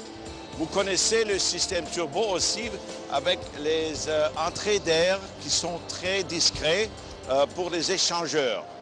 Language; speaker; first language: French; non-native, fluent; German